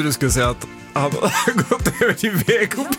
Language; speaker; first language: Swedish; native; Swedish